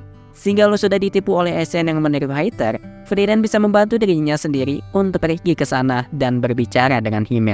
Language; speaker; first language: Indonesian; native; Indonesian